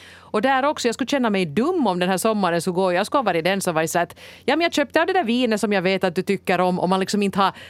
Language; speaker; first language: Swedish; native; Swedish